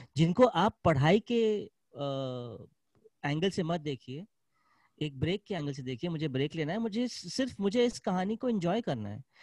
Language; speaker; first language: Hindi; native; Hindi